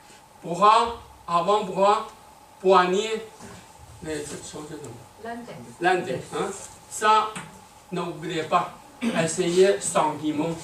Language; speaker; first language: French; non-native, learner; Chinese